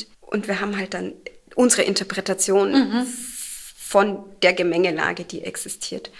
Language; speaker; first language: German; native; German